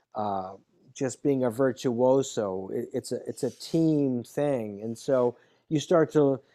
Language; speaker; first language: English; native; English